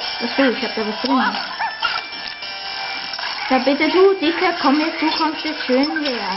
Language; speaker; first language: German; native; German